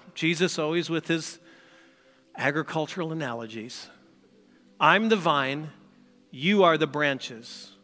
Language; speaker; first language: English; native; English